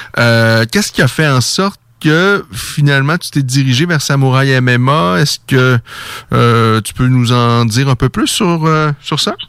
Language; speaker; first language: French; native; French